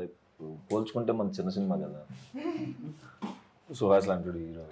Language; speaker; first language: Telugu; native; Telugu